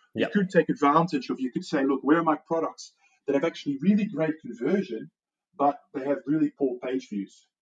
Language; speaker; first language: English; non-native, fluent; Dutch